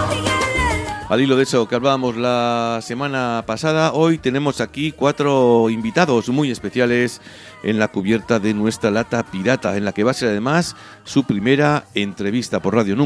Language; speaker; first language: Spanish; native; Spanish